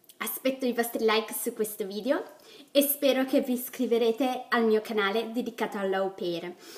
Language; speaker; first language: Italian; native; Italian